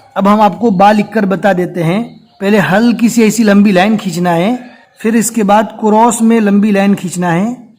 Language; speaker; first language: Hindi; native; Hindi